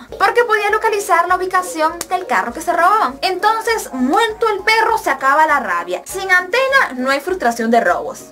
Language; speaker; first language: Spanish; native; Spanish